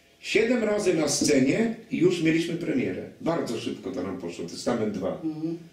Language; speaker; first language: Polish; non-native, local second language; Kashubian